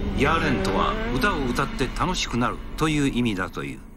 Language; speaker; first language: Japanese; native; Japanese